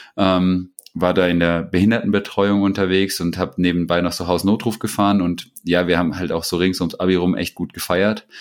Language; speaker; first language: German; native; German